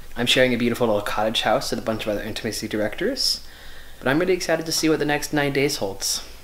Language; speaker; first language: English; native; English